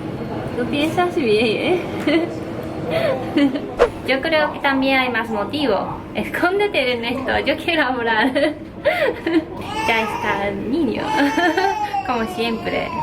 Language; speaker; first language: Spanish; non-native, fluent; Japanese